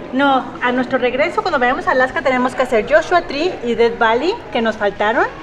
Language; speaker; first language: Spanish; native; Spanish